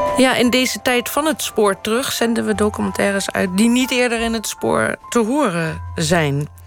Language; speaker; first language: Dutch; native; Dutch